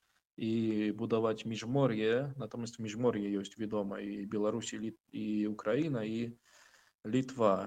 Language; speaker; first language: Belarusian; non-native, learner; Russian